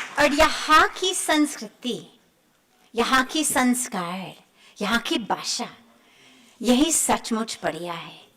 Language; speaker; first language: Hindi; non-native, fluent; English